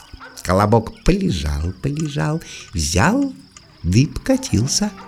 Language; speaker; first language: Russian; native; Russian